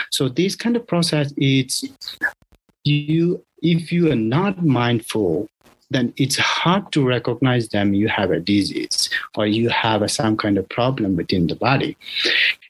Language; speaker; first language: English; non-native, local second language; Bangla